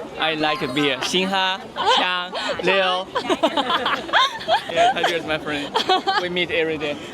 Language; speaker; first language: English; non-native, learner; Chinese